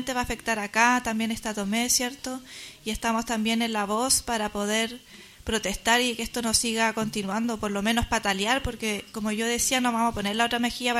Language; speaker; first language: Spanish; native; Spanish